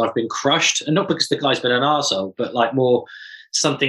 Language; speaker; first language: English; native; English